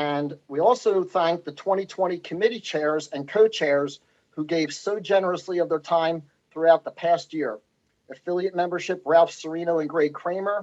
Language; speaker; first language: English; native; English